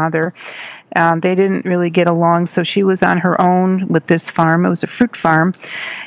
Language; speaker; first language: English; native; English